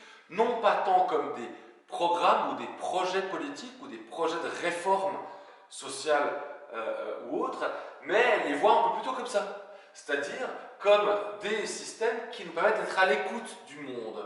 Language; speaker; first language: French; native; French